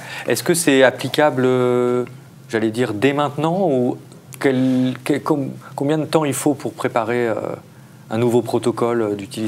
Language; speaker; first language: French; native; French